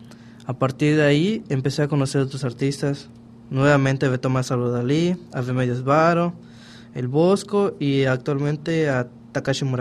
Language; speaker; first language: Spanish; native; Spanish